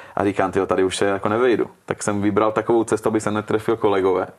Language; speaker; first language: Czech; early bilingual, heritage; Italian